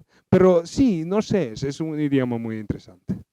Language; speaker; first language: Spanish; non-native, learner; Finnish